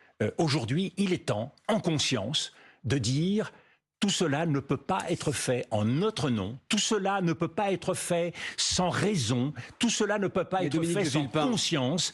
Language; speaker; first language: French; native; French